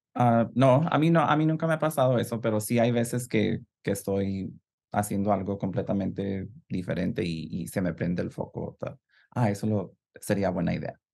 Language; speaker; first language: Spanish; early bilingual, heritage; Spanish